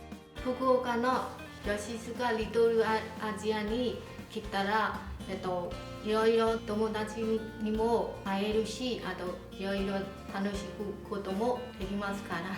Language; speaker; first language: Japanese; non-native, fluent; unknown